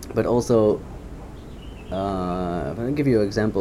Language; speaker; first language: English; non-native, fluent; Dutch